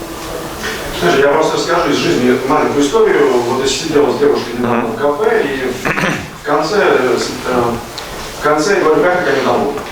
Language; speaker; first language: Russian; native; Russian